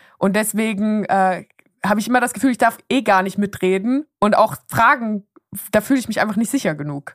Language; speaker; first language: German; native; German